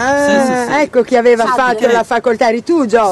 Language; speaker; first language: Italian; native; Italian